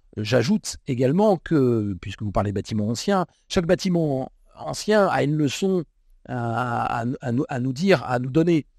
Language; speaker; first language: French; native; French